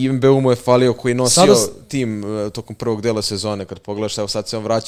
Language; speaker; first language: Serbian; native; Serbian